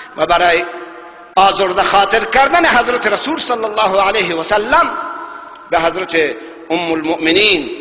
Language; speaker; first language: Persian; non-native, local second language; Baluchi